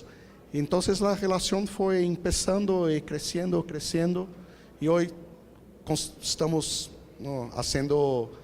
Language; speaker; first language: Spanish; non-native, fluent; Portuguese